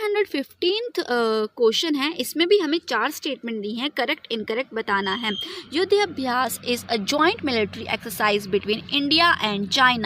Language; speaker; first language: Hindi; native; Hindi